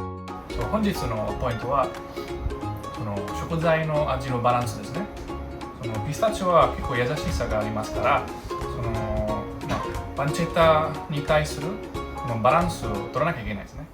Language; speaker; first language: Japanese; non-native, fluent; Italian